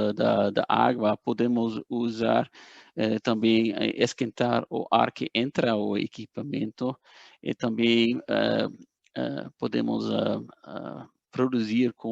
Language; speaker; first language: Portuguese; non-native, fluent; Dutch